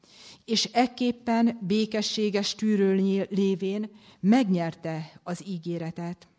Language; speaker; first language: Hungarian; native; Hungarian